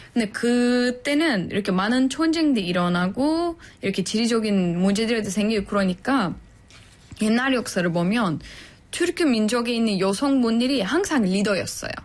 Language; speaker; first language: Korean; non-native, fluent; Turkish